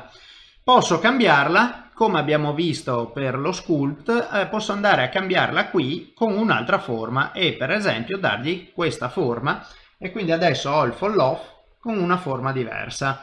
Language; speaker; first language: Italian; native; Italian